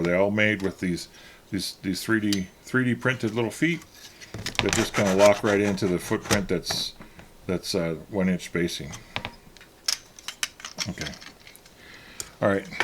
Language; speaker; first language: English; native; English